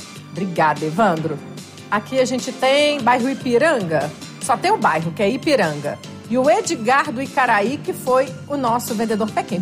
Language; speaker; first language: Portuguese; native; Portuguese